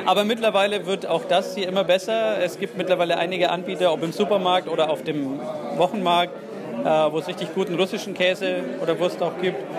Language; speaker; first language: German; native; German